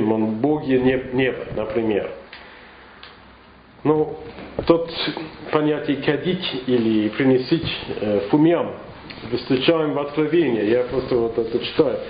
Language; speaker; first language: Russian; non-native, learner; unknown